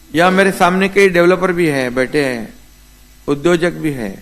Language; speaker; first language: Hindi; non-native, local second language; Marathi